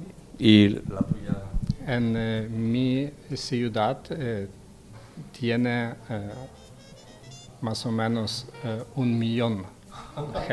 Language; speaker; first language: Spanish; non-native, learner; Ukrainian